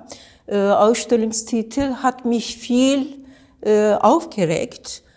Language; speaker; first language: German; non-native, learner; Turkish